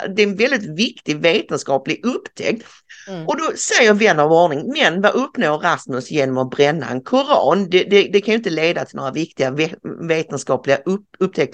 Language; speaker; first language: Swedish; native; Swedish